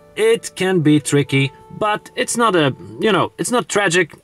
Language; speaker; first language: English; non-native, fluent; Polish